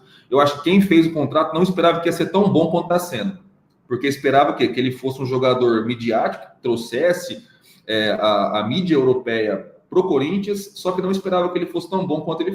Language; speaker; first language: Portuguese; native; Portuguese